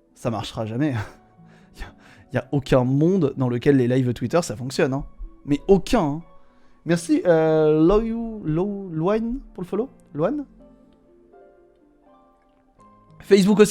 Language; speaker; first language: French; native; French